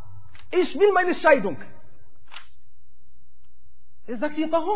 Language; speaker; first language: German; non-native, fluent; Arabic